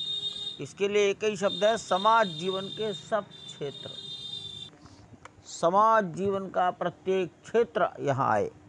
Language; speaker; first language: Hindi; native; Hindi